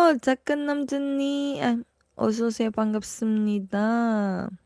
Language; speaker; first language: Korean; non-native, learner; Filipino